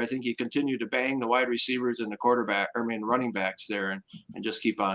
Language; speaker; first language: English; native; English